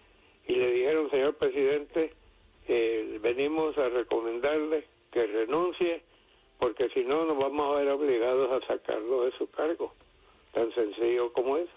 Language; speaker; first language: Spanish; native; Spanish